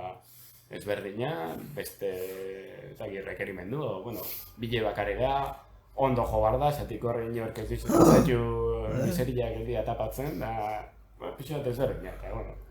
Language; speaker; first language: Basque; native; Basque